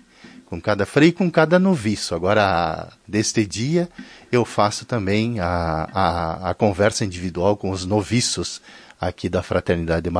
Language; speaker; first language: Portuguese; native; Portuguese